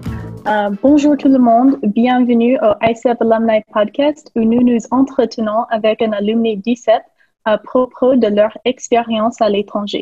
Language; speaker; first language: French; non-native, fluent; English